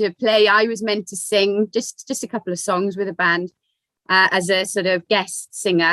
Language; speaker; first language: English; native; English